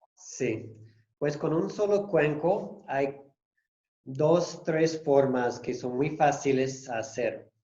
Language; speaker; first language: Spanish; non-native, fluent; English